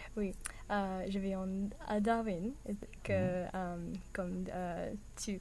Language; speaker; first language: French; non-native, learner; English